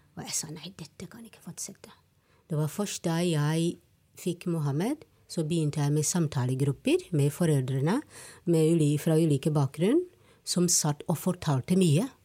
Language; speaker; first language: Norwegian; non-native, fluent; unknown